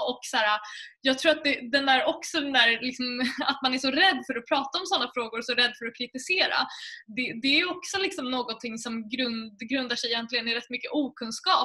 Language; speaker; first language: Swedish; native; Swedish